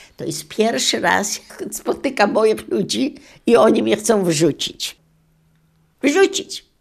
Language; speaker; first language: Polish; non-native, local second language; Yiddish